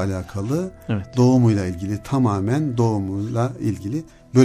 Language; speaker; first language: Turkish; native; Turkish